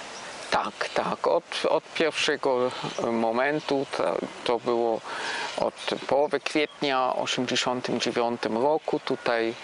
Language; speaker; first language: Polish; non-native, fluent; German